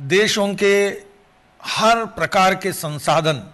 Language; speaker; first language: Hindi; non-native, local second language; Telugu